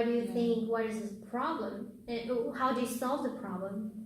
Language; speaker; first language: English; non-native, fluent; Chinese